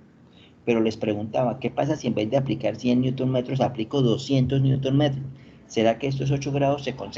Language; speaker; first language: Spanish; native; Spanish